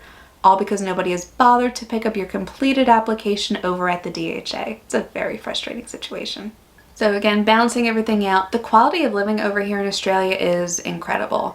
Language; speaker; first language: English; native; English